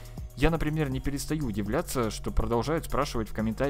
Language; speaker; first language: Russian; native; Russian